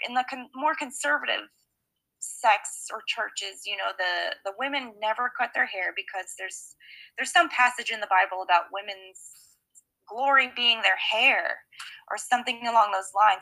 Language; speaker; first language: English; native; English